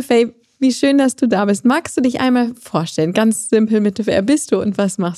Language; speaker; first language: German; native; German